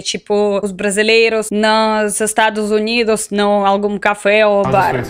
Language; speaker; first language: Portuguese; non-native, learner; Russian